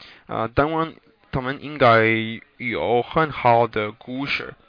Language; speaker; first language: Chinese; non-native, learner; English